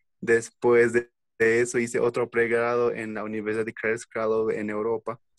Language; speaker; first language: Spanish; native; Spanish